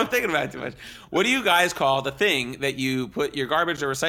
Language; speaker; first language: English; native; English